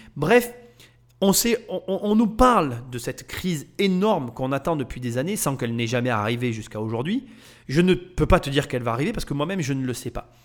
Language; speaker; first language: French; native; French